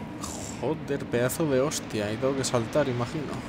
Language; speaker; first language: Spanish; native; Spanish